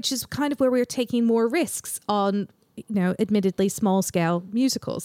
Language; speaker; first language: English; native; English